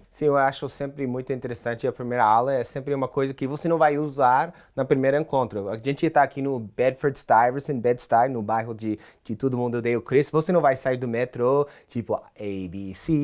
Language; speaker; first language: Portuguese; non-native, fluent; English